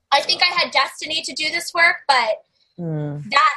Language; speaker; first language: English; native; English